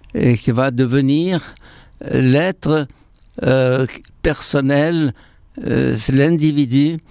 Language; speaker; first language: French; non-native, fluent; Arabic